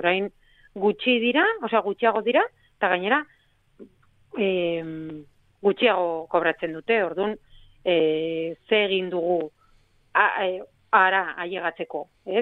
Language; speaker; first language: Basque; non-native, local second language; Spanish